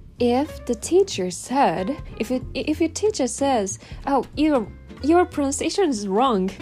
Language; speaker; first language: English; non-native, learner; Japanese